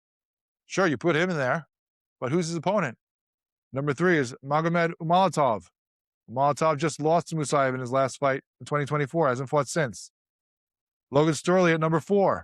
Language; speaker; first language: English; native; English